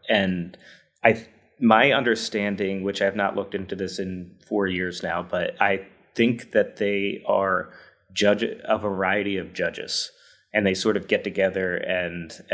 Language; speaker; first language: English; native; English